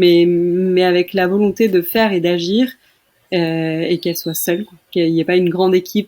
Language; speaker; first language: French; native; French